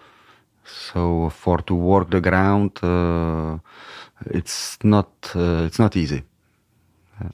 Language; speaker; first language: English; non-native, learner; Czech